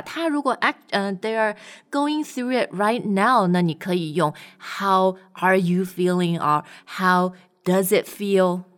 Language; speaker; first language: English; non-native, fluent; Chinese